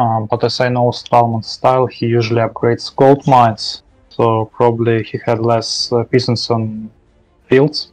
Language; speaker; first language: English; non-native, learner; Russian